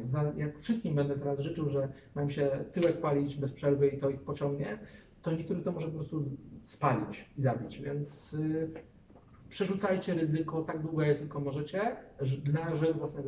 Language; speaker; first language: Polish; native; Polish